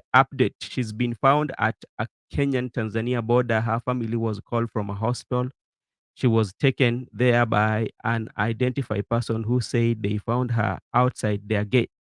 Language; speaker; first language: English; non-native, local second language; Swahili